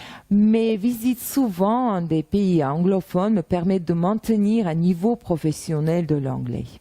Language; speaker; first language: French; non-native, fluent; Russian